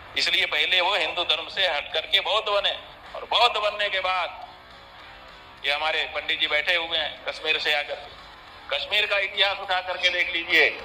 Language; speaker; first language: Hindi; native; Hindi